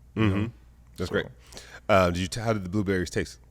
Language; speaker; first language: English; native; English